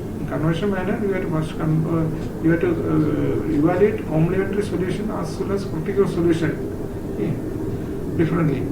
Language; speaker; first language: English; non-native, local second language; Malayalam